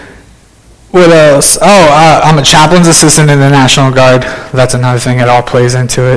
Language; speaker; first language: English; native; English